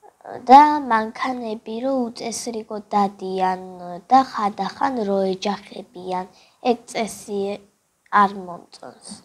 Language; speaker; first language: Georgian; early bilingual, other home language; Korean